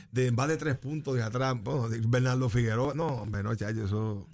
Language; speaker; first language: Spanish; native; Spanish